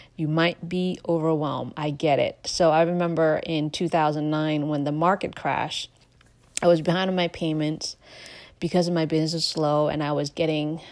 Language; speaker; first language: English; non-native, fluent; Lao